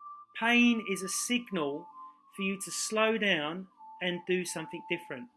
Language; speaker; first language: English; native; English